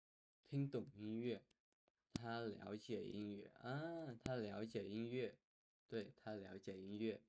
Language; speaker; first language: Chinese; non-native, learner; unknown